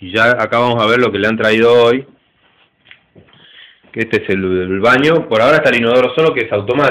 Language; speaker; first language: Spanish; native; Spanish